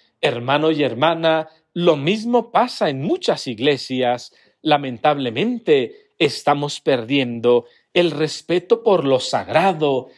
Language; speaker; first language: Spanish; native; Spanish